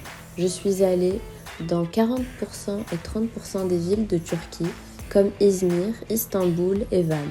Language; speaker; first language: French; non-native, fluent; Azerbaijani